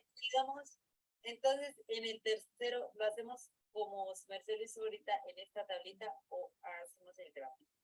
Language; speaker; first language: Spanish; native; Spanish